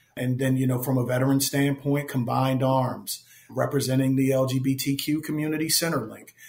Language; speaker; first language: English; native; English